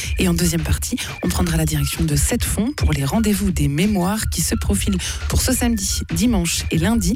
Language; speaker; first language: French; native; French